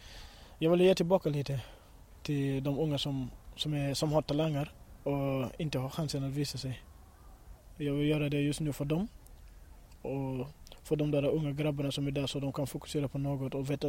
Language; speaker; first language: Swedish; early bilingual, other home language; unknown